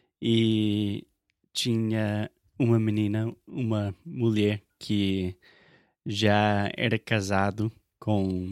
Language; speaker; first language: Portuguese; non-native, fluent; English